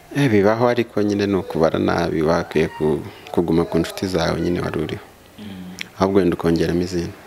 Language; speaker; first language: Kinyarwanda; native; Kinyarwanda